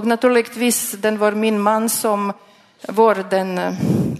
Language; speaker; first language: Swedish; non-native, learner; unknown